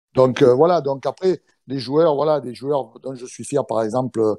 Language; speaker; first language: French; native; French